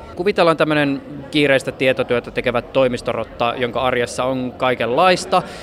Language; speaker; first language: Finnish; native; Finnish